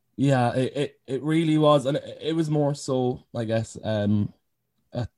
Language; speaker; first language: English; native; English